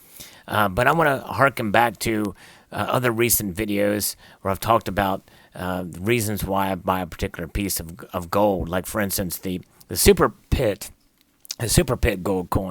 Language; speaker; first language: English; native; English